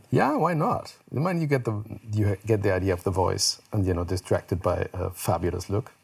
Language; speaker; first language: English; non-native, fluent; German